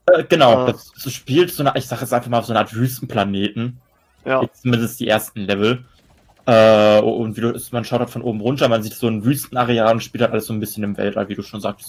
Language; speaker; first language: German; native; German